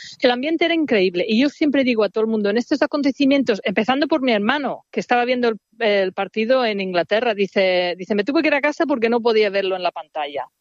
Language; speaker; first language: Spanish; non-native, fluent; English